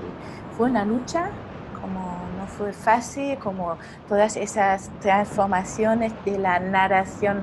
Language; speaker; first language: Spanish; non-native, fluent; German